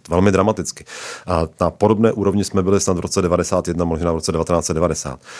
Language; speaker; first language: Czech; native; Czech